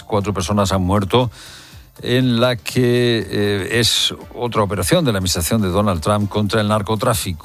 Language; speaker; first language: Spanish; native; Spanish